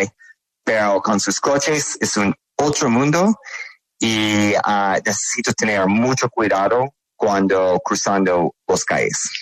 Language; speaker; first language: Spanish; non-native, learner; English